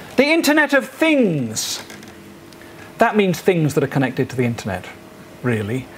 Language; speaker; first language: English; native; English